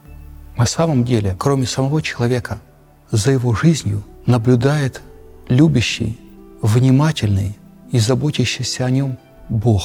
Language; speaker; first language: Russian; native; Russian